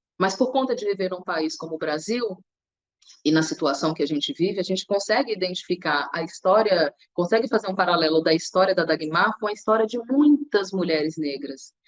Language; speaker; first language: Portuguese; native; Portuguese